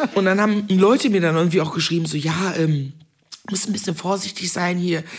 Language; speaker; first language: German; native; German